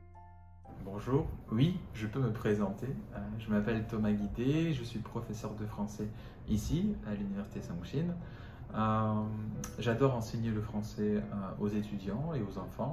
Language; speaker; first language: French; non-native, fluent; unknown